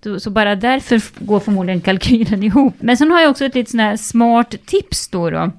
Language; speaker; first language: Swedish; native; Swedish